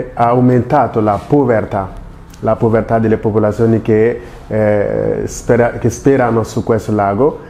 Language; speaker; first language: Italian; non-native, fluent; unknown